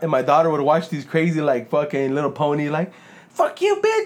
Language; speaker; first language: English; early bilingual, other home language; Spanish